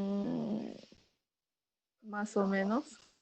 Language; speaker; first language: Spanish; non-native, learner; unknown